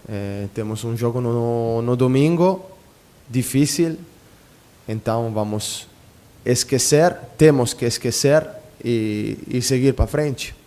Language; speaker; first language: Portuguese; non-native, fluent; Italian